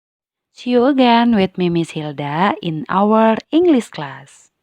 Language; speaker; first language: English; non-native, fluent; Indonesian